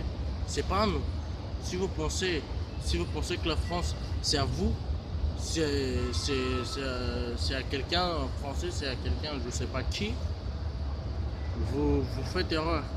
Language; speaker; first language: French; non-native, fluent; Bulgarian